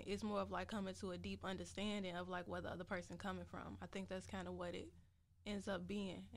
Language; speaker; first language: English; native; English